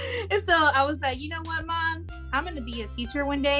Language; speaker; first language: English; early bilingual, other home language; Spanish